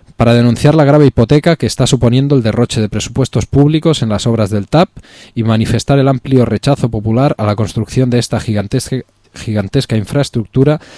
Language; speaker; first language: Spanish; native; Spanish